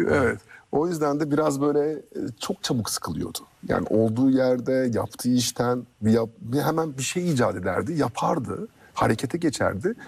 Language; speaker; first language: Turkish; early bilingual, heritage; French